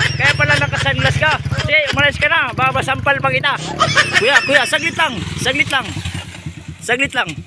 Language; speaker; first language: Filipino; non-native, local second language; Waray